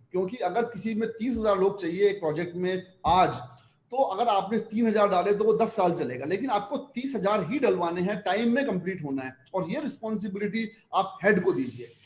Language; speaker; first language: Hindi; non-native, local second language; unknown